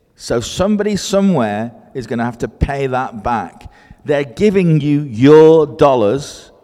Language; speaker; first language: English; native; English